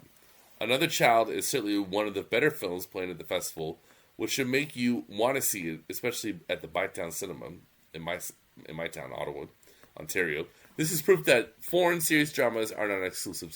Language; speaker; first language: English; native; English